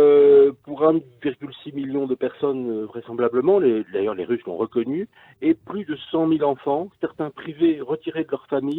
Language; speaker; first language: French; native; French